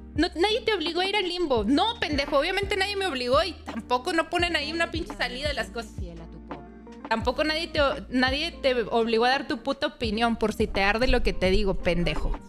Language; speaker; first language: Spanish; native; Spanish